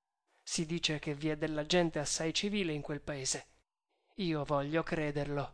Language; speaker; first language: Italian; native; Italian